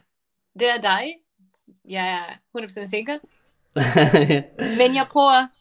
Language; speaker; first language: Danish; non-native, learner; Spanish